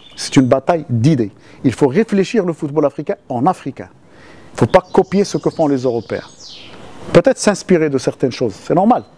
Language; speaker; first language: French; non-native, local second language; Arabic